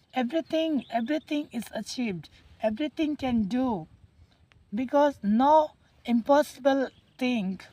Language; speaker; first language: English; non-native, learner; Hindi